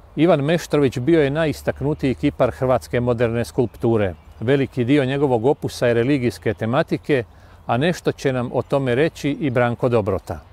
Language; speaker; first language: Croatian; native; Croatian